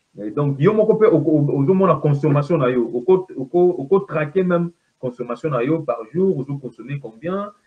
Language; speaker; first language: French; non-native, local second language; Lingala